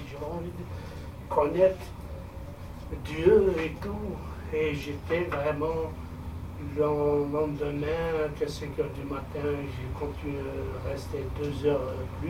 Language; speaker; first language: French; non-native, fluent; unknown